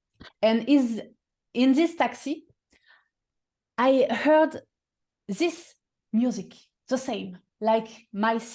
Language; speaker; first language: English; non-native, fluent; French